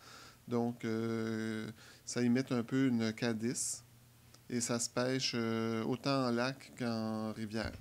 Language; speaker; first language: French; native; French